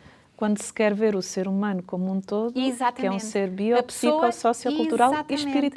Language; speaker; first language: Portuguese; native; Portuguese